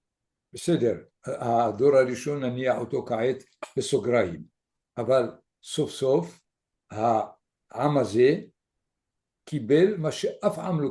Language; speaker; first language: Hebrew; non-native, fluent; French